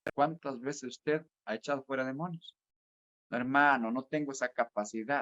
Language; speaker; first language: Spanish; native; Spanish